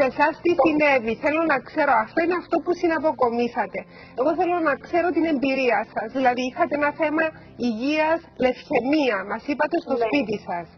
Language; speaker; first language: Greek; native; Greek